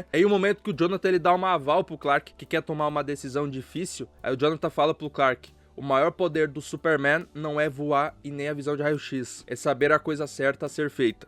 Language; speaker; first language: Portuguese; native; Portuguese